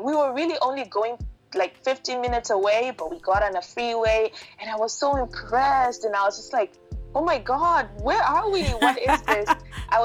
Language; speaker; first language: English; non-native, local second language; Shona